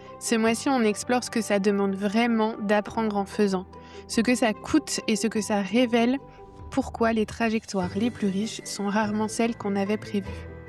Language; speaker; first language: French; native; French